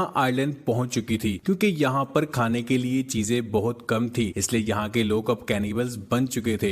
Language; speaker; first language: Hindi; native; Hindi